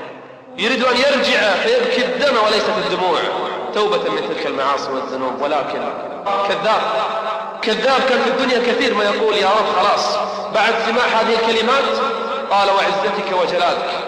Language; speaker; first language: Arabic; native; Arabic